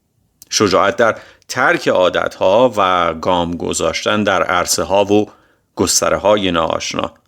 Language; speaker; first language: Persian; native; Persian